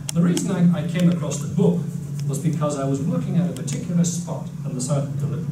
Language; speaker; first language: English; native; English